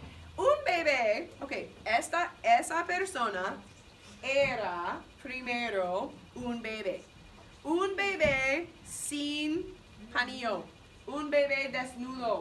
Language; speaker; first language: Spanish; non-native, fluent; English